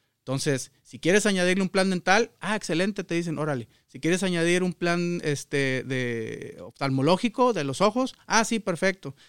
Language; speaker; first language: Spanish; native; Spanish